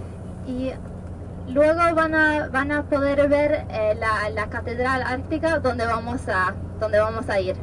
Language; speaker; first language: Spanish; non-native, fluent; Norwegian